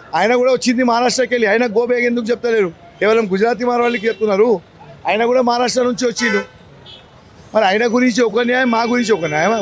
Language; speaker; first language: Telugu; non-native, local second language; Gujarati